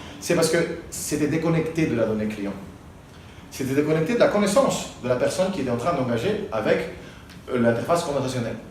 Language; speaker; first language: French; non-native, fluent; Spanish